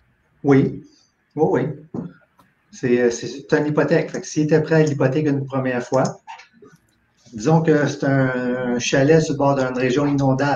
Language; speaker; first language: French; native; French